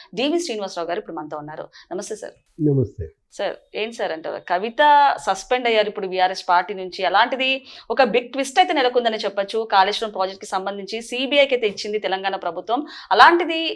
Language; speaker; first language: Telugu; native; Telugu